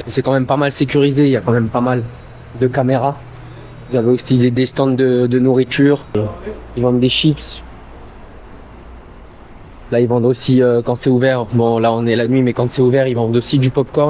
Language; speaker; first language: French; native; French